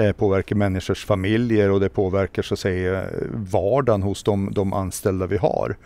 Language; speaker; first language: Swedish; native; Swedish